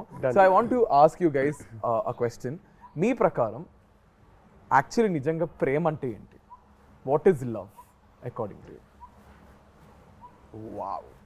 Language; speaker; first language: Telugu; native; Telugu